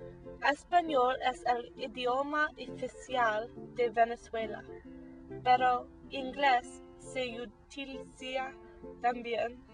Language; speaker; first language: Spanish; non-native, learner; English